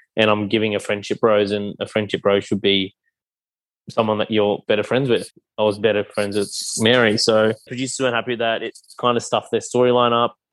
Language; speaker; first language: English; native; English